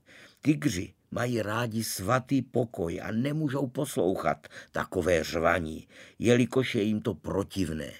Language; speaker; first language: Czech; native; Czech